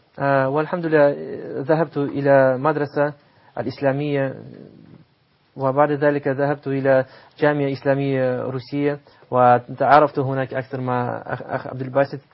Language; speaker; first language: Arabic; non-native, fluent; Russian